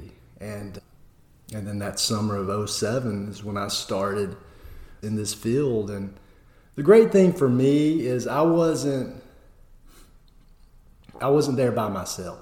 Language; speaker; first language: English; native; English